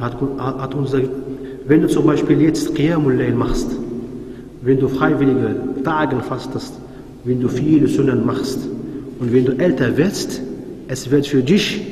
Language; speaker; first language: German; non-native, fluent; Arabic